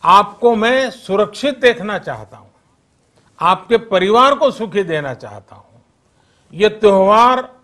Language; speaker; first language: Hindi; non-native, local second language; Gujarati